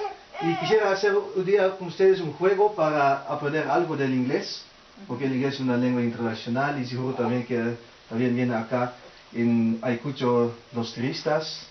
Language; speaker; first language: Spanish; early bilingual, heritage; Spanish